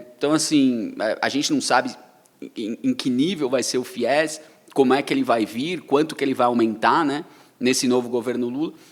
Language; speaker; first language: Portuguese; native; Portuguese